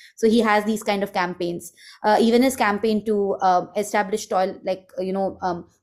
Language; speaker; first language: English; non-native, local second language; Hindi